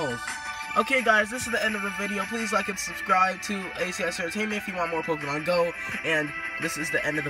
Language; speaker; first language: English; native; English